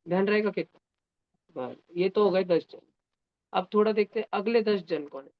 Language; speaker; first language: Hindi; non-native, local second language; Marathi